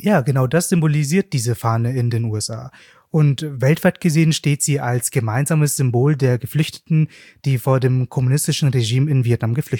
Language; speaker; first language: German; native; German